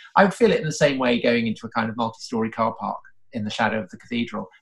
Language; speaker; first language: English; native; English